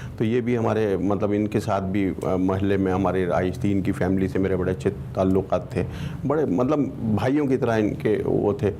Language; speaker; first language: Urdu; native; Urdu